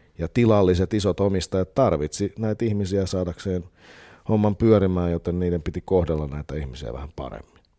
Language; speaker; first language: Finnish; native; Finnish